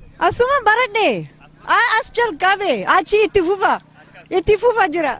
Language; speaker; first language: Oromo; non-native, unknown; English